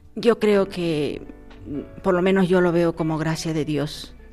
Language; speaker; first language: Spanish; native; Spanish